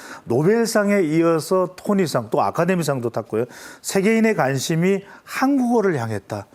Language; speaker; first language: Korean; native; Korean